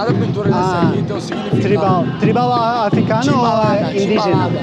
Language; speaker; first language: Portuguese; non-native, learner; Turkish